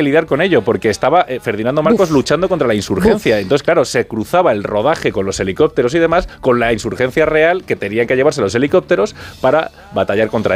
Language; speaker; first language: Spanish; native; Spanish